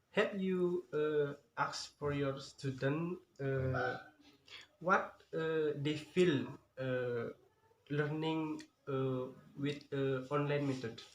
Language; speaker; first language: English; non-native, learner; Indonesian